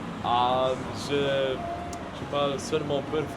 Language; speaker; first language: French; non-native, learner; German